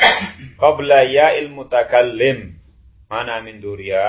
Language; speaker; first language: Arabic; non-native, fluent; Indonesian